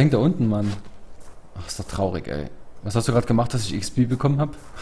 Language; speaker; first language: German; native; German